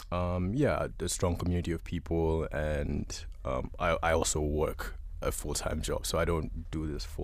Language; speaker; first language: English; non-native, local second language; Ganda